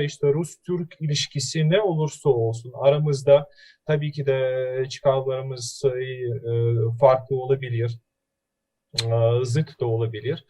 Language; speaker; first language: Turkish; non-native, fluent; Russian